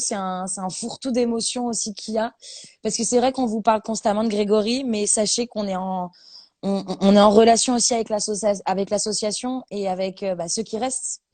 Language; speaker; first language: French; native; French